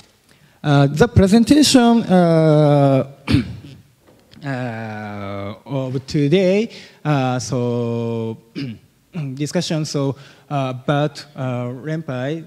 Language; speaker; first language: English; non-native, learner; Japanese